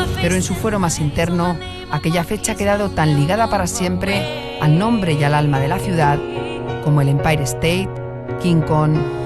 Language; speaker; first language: Spanish; native; Spanish